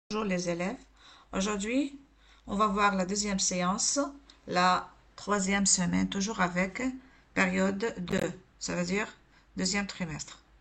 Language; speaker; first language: French; non-native, local second language; Arabic